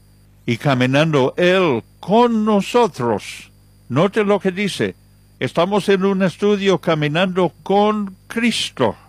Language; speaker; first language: Spanish; non-native, fluent; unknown